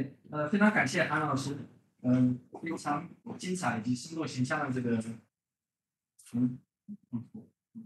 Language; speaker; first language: Chinese; native; Chinese